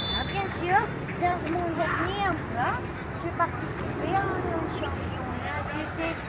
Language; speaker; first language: French; non-native, learner; Spanish